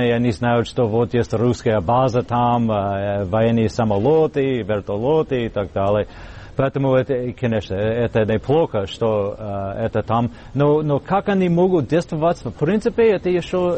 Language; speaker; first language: Russian; non-native, fluent; English